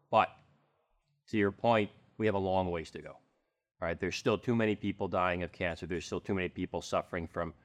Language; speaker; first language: English; native; English